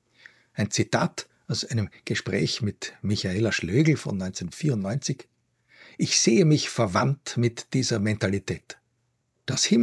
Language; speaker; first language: German; native; German